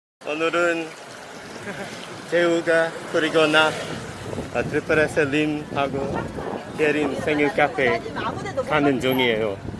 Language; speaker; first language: Korean; non-native, learner; English